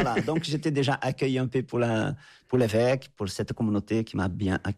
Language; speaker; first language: French; non-native, fluent; Portuguese